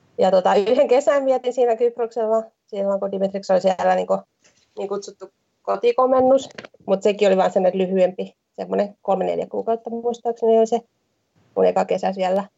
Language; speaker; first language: Finnish; native; Finnish